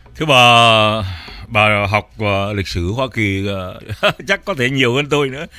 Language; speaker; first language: Vietnamese; native; Vietnamese